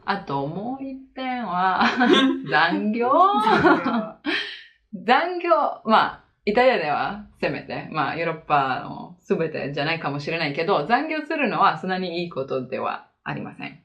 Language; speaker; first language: Japanese; non-native, fluent; Italian